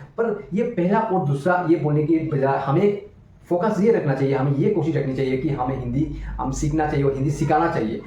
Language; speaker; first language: Hindi; non-native, local second language; Bangla